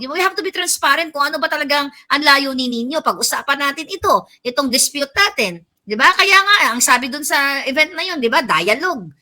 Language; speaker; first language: Filipino; non-native, local second language; Cebuano